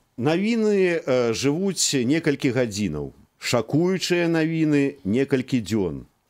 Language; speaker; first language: Belarusian; native; Belarusian